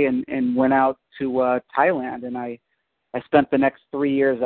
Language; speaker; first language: English; native; English